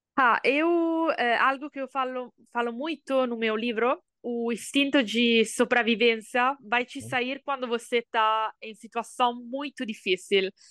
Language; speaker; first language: Portuguese; non-native, learner; Italian